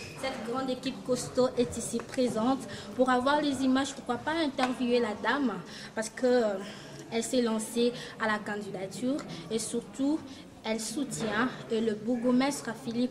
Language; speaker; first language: French; non-native, local second language; Lingala